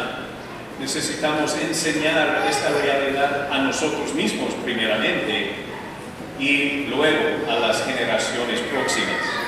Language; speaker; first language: Spanish; non-native, fluent; English